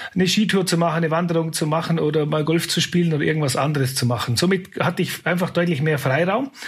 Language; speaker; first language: German; native; German